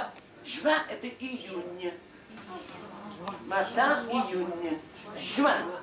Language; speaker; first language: French; non-native, learner; Russian